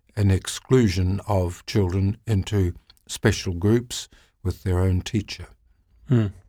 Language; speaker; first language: English; native; English